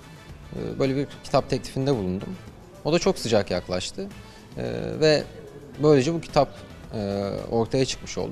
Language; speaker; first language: Turkish; native; Turkish